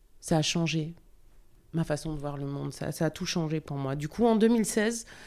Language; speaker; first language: French; native; French